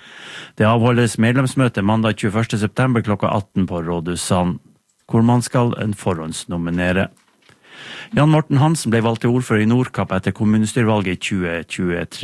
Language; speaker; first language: Norwegian; native; Norwegian